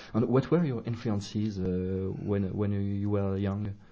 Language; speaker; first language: English; non-native, learner; French